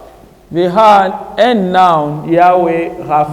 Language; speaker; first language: Danish; non-native, learner; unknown